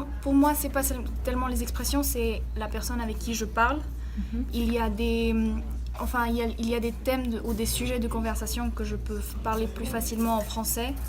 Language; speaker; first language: French; early bilingual, heritage; French